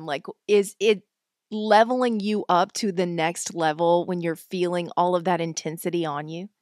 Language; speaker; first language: English; native; English